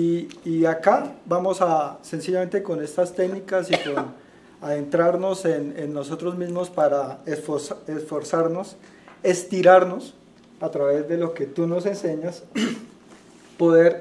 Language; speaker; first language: Spanish; native; Spanish